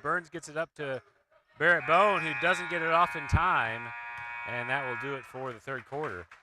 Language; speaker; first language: English; native; English